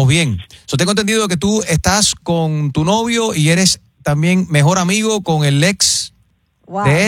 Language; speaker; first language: Spanish; native; Spanish